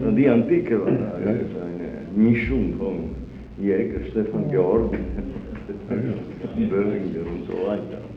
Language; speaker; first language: German; non-native, fluent; Italian